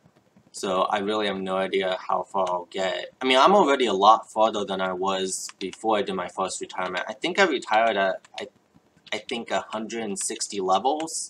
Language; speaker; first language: English; native; English